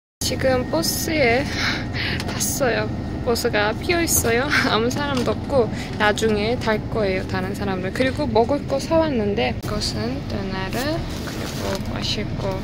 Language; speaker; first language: Korean; non-native, learner; Azerbaijani